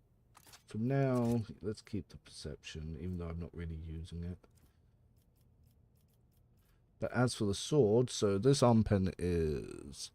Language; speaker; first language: English; native; English